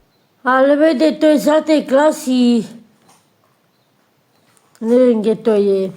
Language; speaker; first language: Slovak; non-native, local second language; Romany